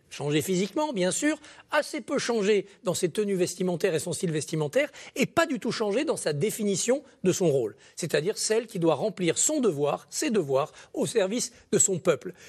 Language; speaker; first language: French; native; French